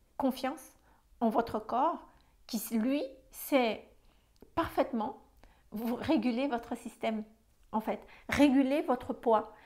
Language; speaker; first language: French; non-native, fluent; Malagasy